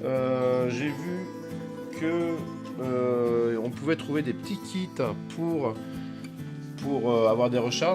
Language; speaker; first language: French; native; French